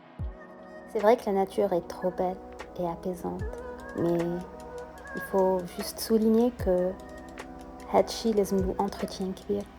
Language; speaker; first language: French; non-native, local second language; Arabic